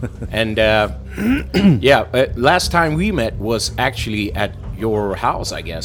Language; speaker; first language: English; non-native, fluent; Swedish